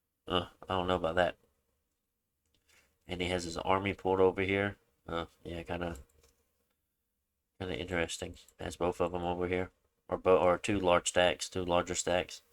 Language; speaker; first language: English; native; English